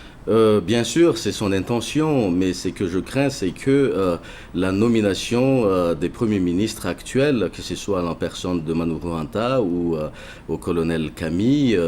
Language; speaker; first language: French; non-native, local second language; Malagasy